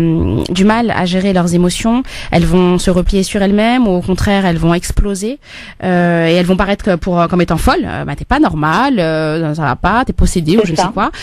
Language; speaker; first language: French; native; French